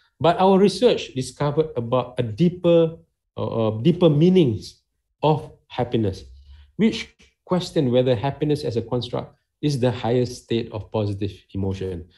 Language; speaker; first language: English; non-native, local second language; Malay